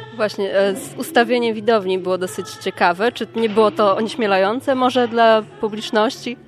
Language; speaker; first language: Polish; native; Polish